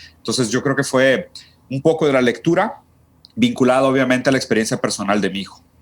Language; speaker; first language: Spanish; early bilingual, other home language; Portuguese